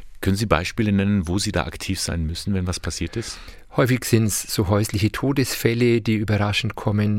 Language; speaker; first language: German; native; German